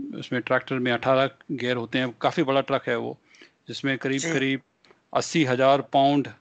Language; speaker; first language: Hindi; non-native, local second language; Punjabi